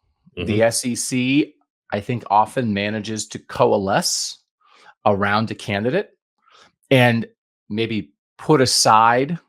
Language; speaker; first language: English; native; English